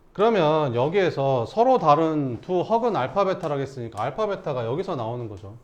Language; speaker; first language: Korean; native; Korean